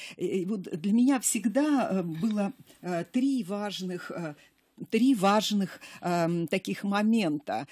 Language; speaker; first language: Russian; native; Russian